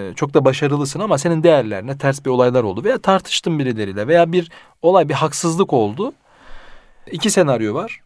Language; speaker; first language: Turkish; early bilingual, heritage; Turkish